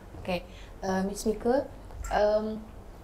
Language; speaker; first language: English; non-native, learner; Indonesian